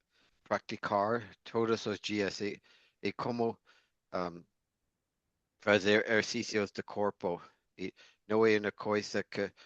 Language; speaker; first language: Portuguese; non-native, learner; English